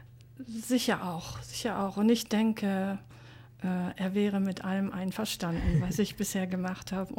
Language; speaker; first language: German; native; German